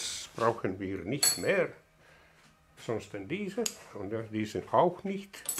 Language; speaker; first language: German; non-native, learner; Finnish